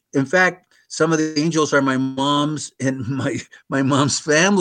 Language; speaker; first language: English; native; English